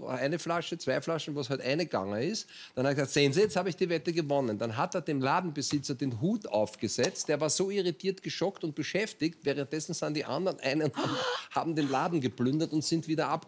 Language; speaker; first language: German; native; German